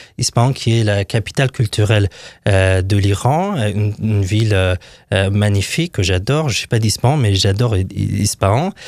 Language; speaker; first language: French; non-native, fluent; Persian